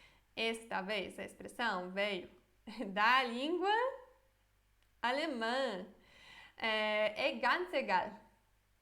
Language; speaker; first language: Portuguese; non-native, fluent; Polish